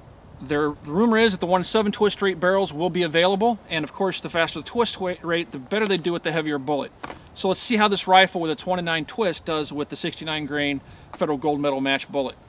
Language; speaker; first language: English; native; English